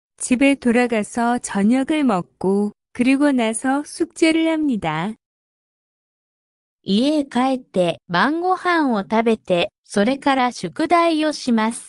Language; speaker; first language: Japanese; non-native, fluent; Korean